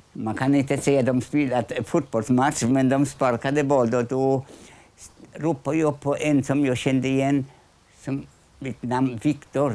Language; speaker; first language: Swedish; non-native, fluent; Polish